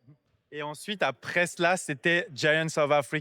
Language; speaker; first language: French; native; French